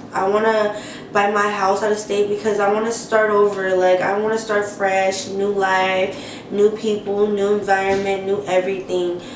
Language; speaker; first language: English; native; English